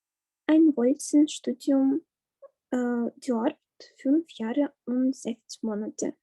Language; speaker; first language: German; non-native, learner; Ukrainian